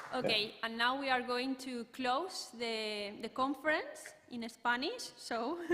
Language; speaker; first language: English; non-native, learner; Spanish